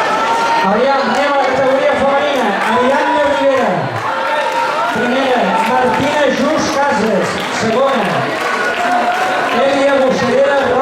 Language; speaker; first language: Catalan; native; Catalan